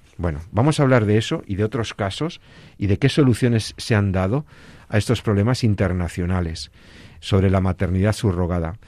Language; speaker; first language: Spanish; native; Spanish